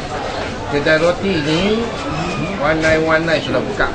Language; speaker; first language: Indonesian; non-native, local second language; Chinese